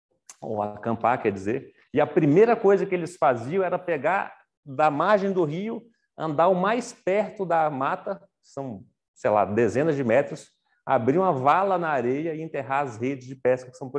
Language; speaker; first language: Portuguese; native; Portuguese